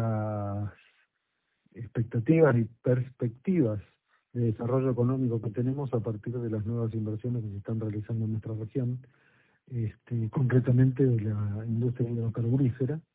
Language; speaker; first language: Spanish; native; Spanish